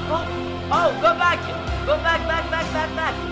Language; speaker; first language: English; non-native, learner; French